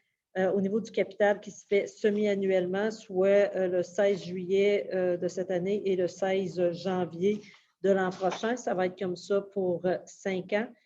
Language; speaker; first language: French; native; French